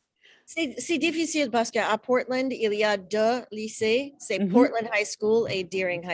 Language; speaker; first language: French; non-native, learner; English